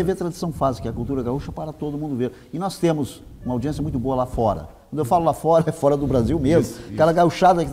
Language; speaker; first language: Portuguese; native; Portuguese